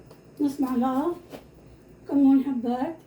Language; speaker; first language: Arabic; native; Arabic